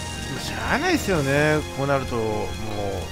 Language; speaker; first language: Japanese; native; Japanese